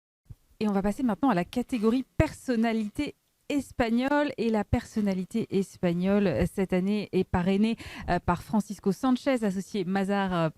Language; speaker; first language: French; native; French